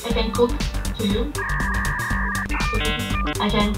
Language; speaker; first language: English; non-native, learner; Italian